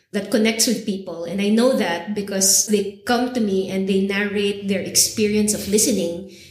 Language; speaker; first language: English; native; English